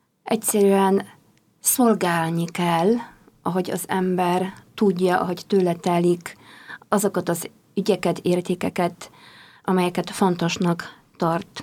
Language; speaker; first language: Hungarian; non-native, fluent; Polish